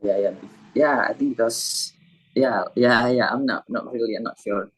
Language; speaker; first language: English; non-native, learner; Indonesian